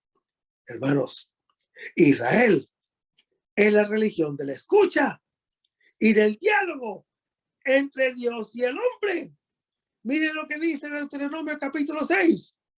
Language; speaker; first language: Spanish; native; Spanish